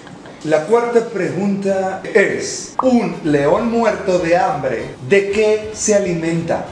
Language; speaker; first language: Spanish; native; Spanish